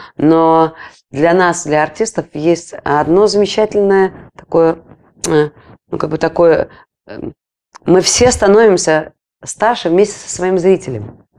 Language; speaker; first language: Russian; non-native, local second language; Latvian